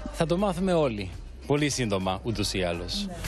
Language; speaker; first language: Greek; early bilingual, heritage; Greek